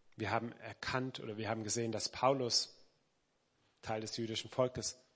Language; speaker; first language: German; native; German